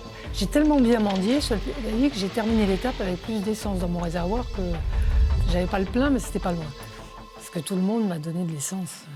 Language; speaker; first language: French; native; French